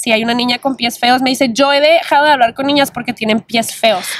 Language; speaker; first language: Spanish; early bilingual, heritage; Spanish